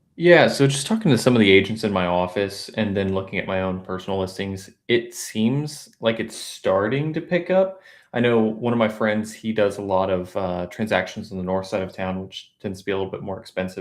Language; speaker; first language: English; native; English